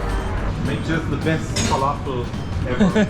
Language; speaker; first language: English; non-native, fluent; German